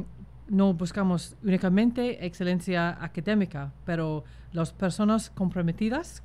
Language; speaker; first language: Spanish; non-native, fluent; English